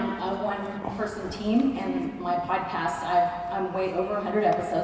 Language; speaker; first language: English; native; English